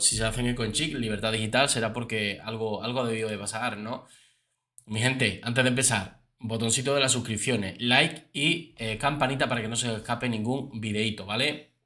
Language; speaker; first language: Spanish; native; Spanish